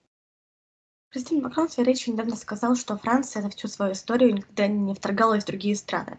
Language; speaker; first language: Russian; native; Russian